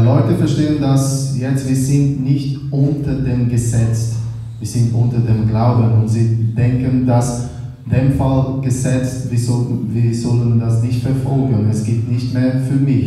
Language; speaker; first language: German; non-native, learner; Portuguese